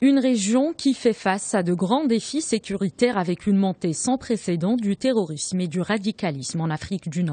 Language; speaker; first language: French; non-native, local second language; Arabic